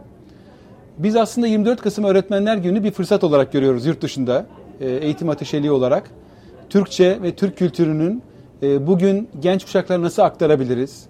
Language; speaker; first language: Turkish; native; Turkish